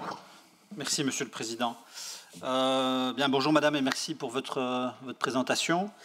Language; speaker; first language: French; native; French